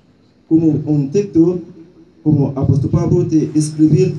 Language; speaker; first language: Spanish; non-native, learner; Haitian Creole